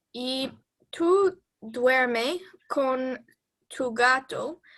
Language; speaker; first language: Spanish; non-native, learner; English